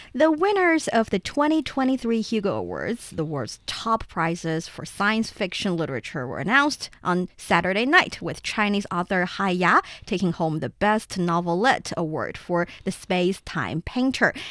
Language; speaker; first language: English; non-native, fluent; Chinese